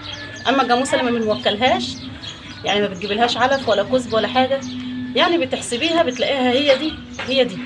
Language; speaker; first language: Arabic; native; Arabic